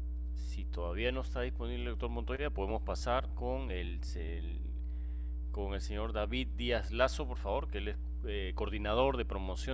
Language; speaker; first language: Spanish; native; Spanish